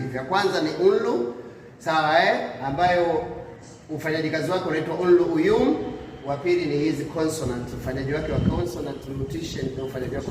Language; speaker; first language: Swahili; native; Swahili